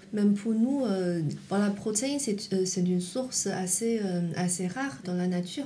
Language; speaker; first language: French; non-native, fluent; Chinese